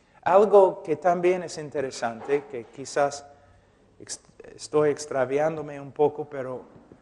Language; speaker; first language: Spanish; non-native, fluent; English